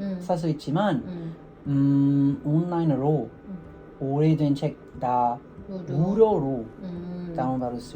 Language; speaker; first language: Korean; non-native, learner; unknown